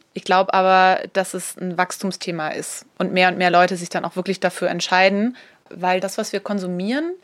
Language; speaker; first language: German; native; German